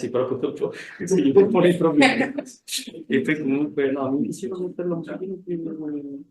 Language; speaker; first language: Italian; native; Italian